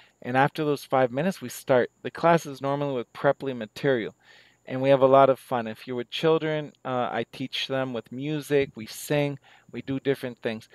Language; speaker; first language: English; native; English